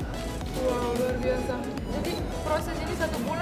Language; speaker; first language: Indonesian; non-native, fluent; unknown